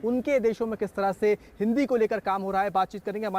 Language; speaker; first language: Hindi; native; Hindi